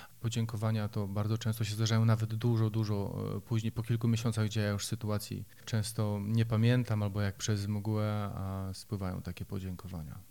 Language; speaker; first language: Polish; native; Polish